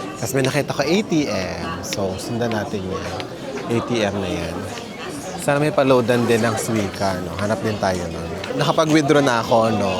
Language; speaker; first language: Filipino; native; Filipino